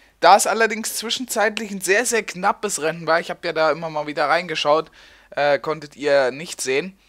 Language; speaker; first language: German; native; German